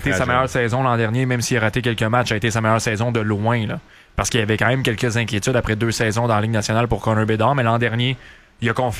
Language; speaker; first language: French; native; French